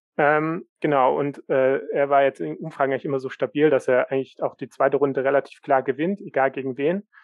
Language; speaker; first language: German; native; German